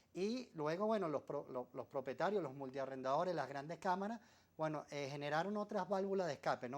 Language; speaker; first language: Spanish; native; Spanish